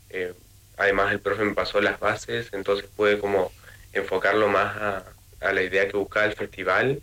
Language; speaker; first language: Spanish; native; Spanish